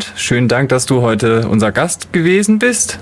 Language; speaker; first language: German; native; German